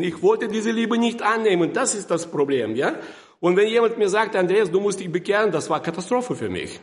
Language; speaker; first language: German; non-native, fluent; Russian